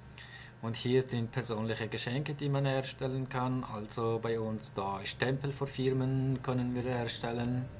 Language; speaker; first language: German; non-native, fluent; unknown